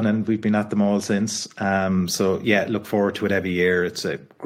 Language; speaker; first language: English; native; English